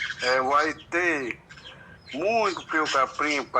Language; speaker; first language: Portuguese; non-native, local second language; Kayapó